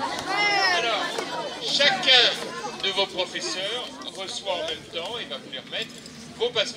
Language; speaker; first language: French; native; French